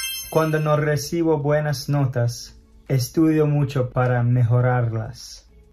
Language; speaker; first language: Spanish; non-native, fluent; English